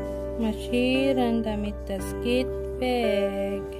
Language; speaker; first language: German; non-native, learner; Filipino